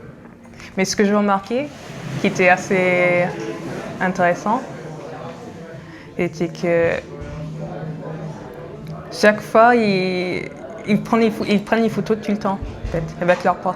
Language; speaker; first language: French; non-native, fluent; English